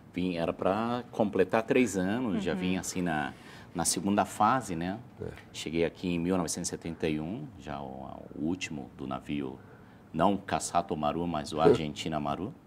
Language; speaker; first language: Portuguese; early bilingual, other home language; Japanese